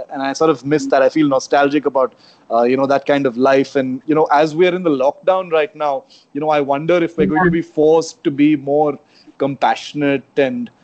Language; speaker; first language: English; non-native, local second language; Konkani